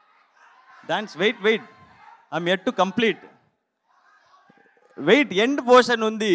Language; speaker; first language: Telugu; non-native, learner; Tamil